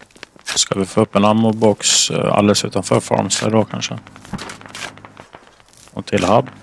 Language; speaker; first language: Swedish; native; Swedish